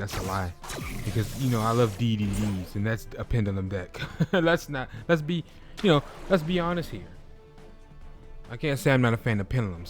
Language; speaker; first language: English; native; English